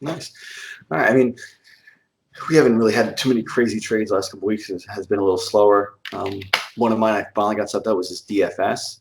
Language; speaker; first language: English; native; English